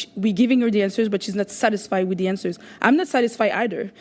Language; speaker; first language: English; non-native, local second language; French